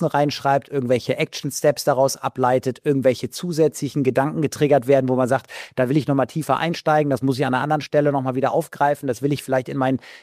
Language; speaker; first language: German; native; German